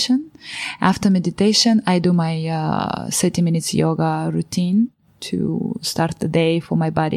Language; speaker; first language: English; non-native, fluent; Romanian